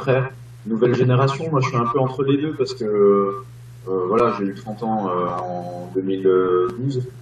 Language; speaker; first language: French; native; French